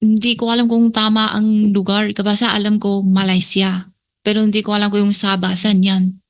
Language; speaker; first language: Filipino; non-native, learner; Chinese